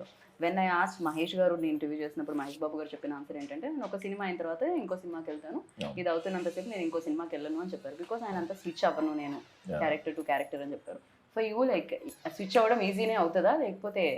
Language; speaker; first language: Telugu; native; Telugu